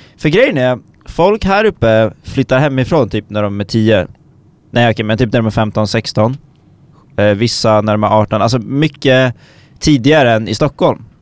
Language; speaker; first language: Swedish; native; Swedish